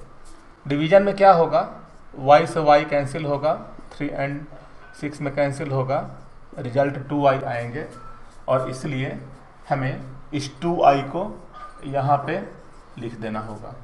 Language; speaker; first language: Hindi; native; Hindi